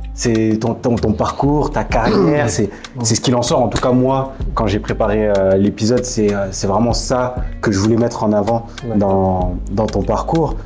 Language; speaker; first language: French; native; French